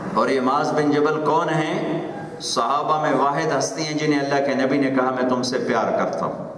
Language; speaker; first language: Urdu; non-native, local second language; Punjabi